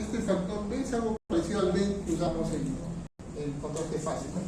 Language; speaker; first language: Spanish; native; Spanish